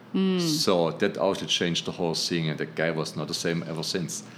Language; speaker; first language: English; non-native, fluent; German